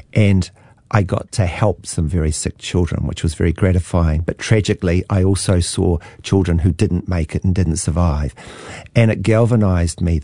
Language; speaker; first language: English; native; English